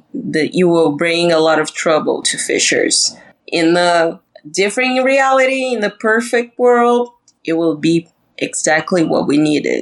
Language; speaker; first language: English; non-native, fluent; Portuguese